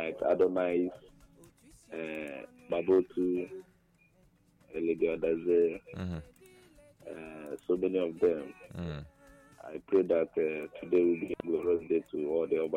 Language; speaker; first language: English; non-native, local second language; Igbo